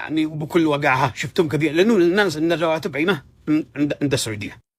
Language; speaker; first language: Arabic; native; Arabic